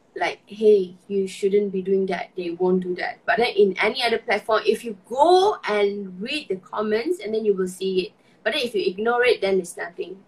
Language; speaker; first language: English; non-native, local second language; Malay